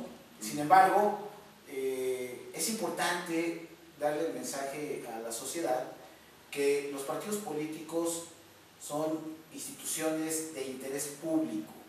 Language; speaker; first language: Spanish; native; Spanish